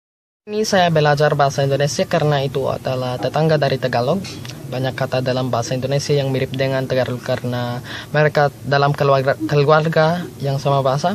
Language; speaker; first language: Indonesian; non-native, learner; Filipino